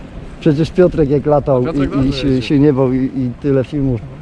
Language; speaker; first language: Polish; native; Polish